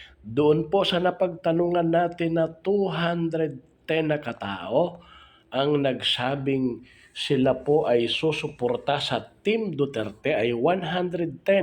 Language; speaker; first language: Filipino; native; Filipino